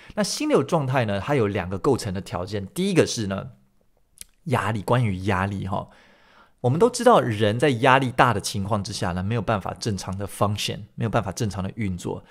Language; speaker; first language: Chinese; early bilingual, other home language; Min Nan Chinese